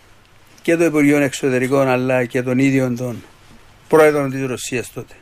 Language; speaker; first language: Greek; native; Greek